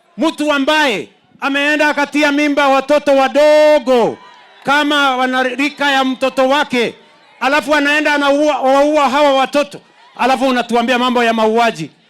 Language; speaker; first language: Swahili; non-native, local second language; Kalenjin